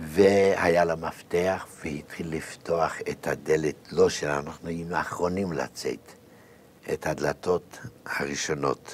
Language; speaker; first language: Hebrew; non-native, fluent; Yiddish